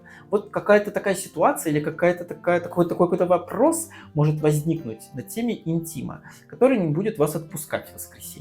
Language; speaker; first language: Russian; native; Russian